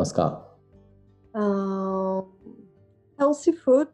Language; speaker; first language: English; non-native, learner; Georgian